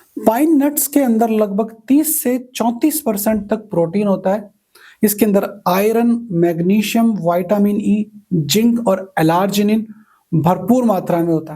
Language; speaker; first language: Hindi; native; Hindi